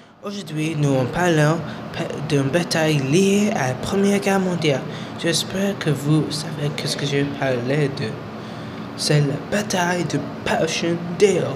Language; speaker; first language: French; non-native, learner; English